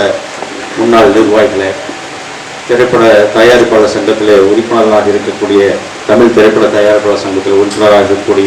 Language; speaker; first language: Tamil; native; Tamil